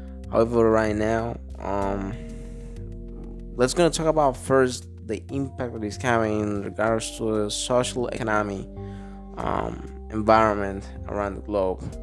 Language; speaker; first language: English; non-native, fluent; Spanish